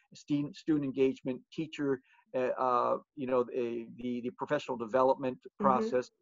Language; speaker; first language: English; native; English